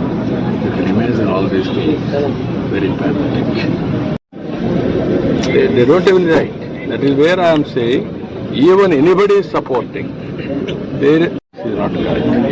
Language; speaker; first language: English; non-native, local second language; Telugu